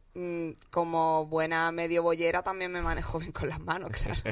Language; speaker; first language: Spanish; native; Spanish